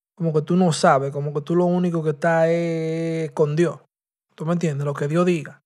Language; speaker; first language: Spanish; early bilingual, heritage; Spanish